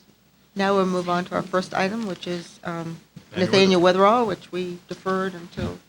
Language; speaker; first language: English; native; English